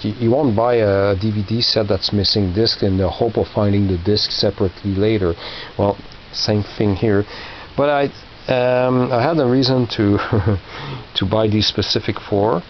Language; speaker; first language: English; non-native, local second language; French